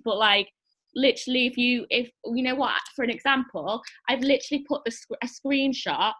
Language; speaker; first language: English; native; English